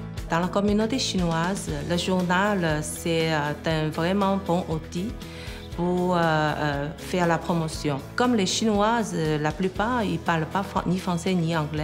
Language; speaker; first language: French; non-native, fluent; Chinese